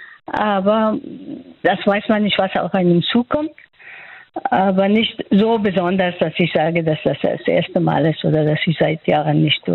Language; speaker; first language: German; non-native, fluent; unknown